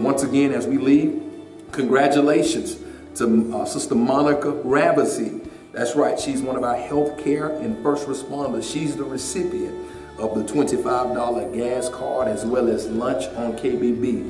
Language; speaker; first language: English; native; English